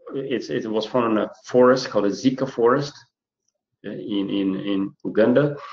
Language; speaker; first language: English; non-native, fluent; Portuguese